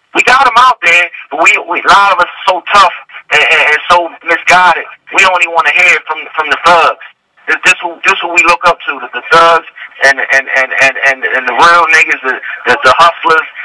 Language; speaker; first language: English; native; English